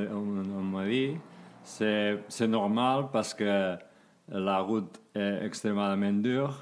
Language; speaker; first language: French; non-native, learner; Spanish